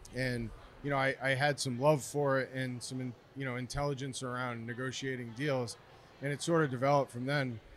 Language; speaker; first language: English; native; English